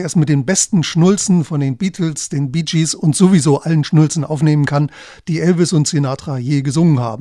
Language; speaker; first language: German; native; German